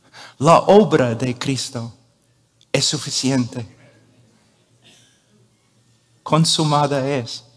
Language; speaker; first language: Spanish; non-native, fluent; English